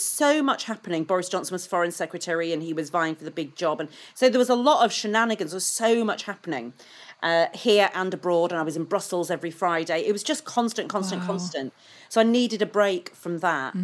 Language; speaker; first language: English; native; English